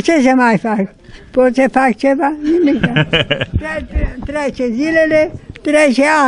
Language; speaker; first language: Romanian; non-native, local second language; Hungarian